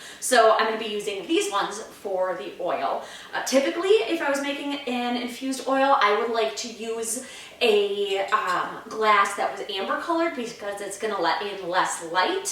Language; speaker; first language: English; native; English